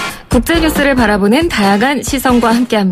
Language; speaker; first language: Korean; native; Korean